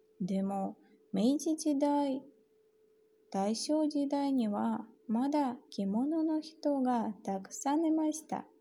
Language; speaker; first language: Japanese; non-native, fluent; Russian